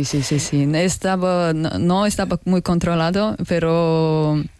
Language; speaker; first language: Spanish; non-native, learner; Russian